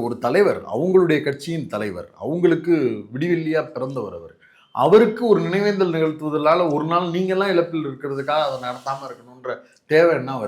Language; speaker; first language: Tamil; native; Tamil